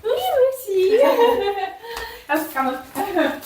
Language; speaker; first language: French; non-native, fluent; Ukrainian